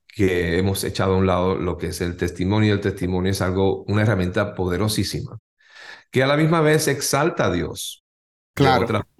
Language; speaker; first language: Spanish; native; Spanish